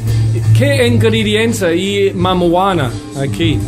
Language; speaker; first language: Spanish; non-native, learner; English